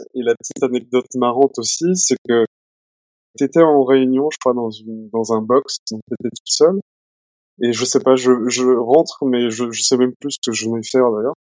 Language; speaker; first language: French; native; French